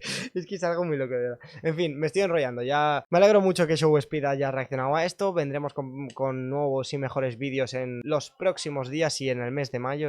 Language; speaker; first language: Spanish; native; Spanish